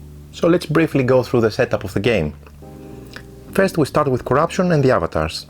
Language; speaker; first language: English; non-native, fluent; Greek